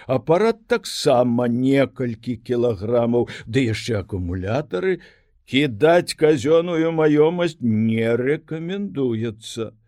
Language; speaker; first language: Belarusian; native; Belarusian